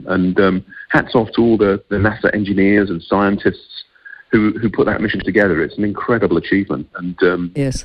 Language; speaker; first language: English; native; English